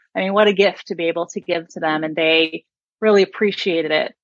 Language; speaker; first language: English; native; English